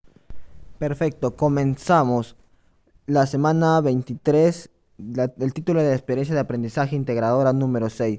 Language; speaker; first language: Spanish; native; Spanish